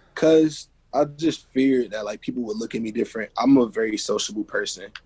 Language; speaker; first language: English; native; English